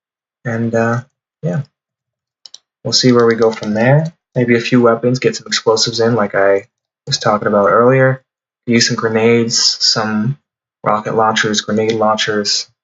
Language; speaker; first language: English; native; English